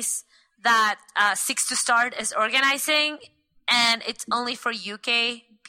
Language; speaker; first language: English; non-native, fluent; Spanish